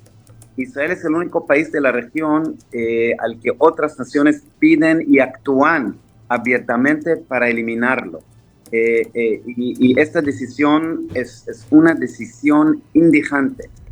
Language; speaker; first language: Spanish; non-native, fluent; Hebrew